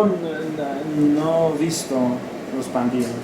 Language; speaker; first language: Spanish; non-native, learner; Romanian